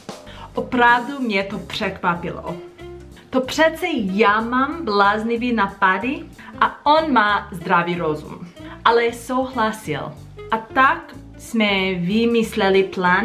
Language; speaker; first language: Czech; non-native, learner; English